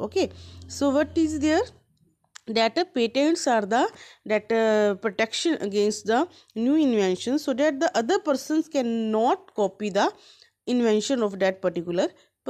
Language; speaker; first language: English; non-native, local second language; Hindi